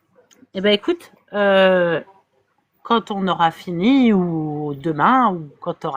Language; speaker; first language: French; native; French